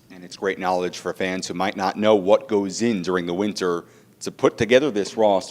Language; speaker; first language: English; native; English